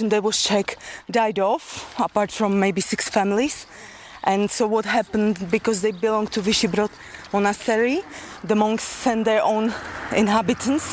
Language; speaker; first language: English; non-native, fluent; Slovak